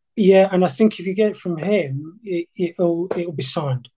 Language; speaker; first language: English; native; English